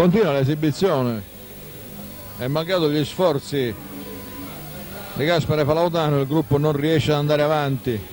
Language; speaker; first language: Italian; native; Italian